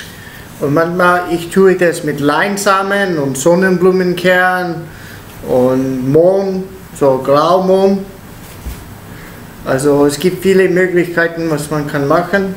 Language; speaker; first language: German; non-native, learner; Italian